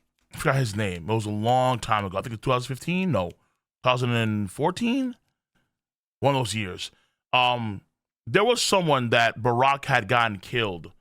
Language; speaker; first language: English; native; English